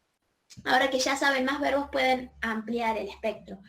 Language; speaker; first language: Spanish; native; Spanish